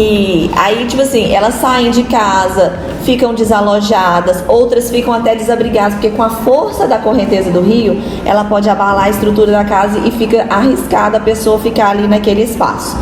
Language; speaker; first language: Portuguese; native; Portuguese